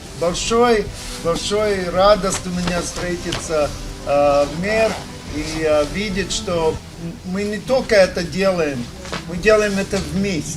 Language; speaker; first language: Russian; non-native, learner; English